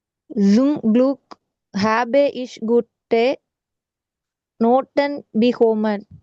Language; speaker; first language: German; non-native, learner; Tamil